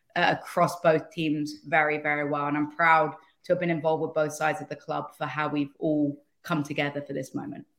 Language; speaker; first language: English; native; English